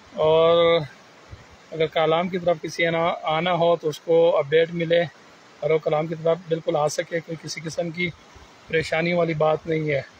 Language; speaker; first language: Urdu; non-native, local second language; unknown